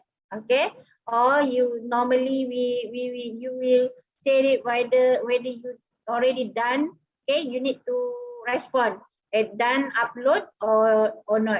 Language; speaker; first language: English; non-native, local second language; Malay